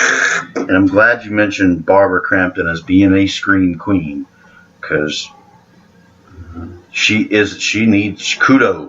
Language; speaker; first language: English; native; English